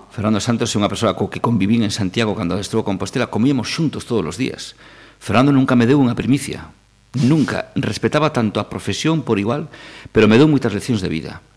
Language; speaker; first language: Galician; native; Galician